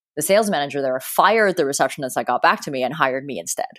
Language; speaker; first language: English; early bilingual, other home language; Cantonese